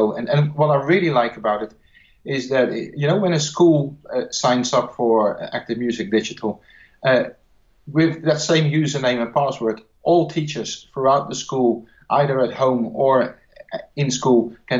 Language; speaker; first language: English; non-native, fluent; Dutch